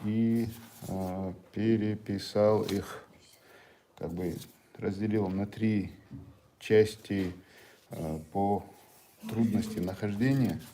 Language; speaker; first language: Russian; non-native, local second language; Chechen